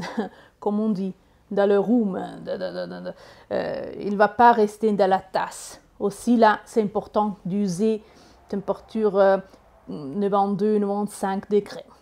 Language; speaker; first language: French; non-native, learner; Italian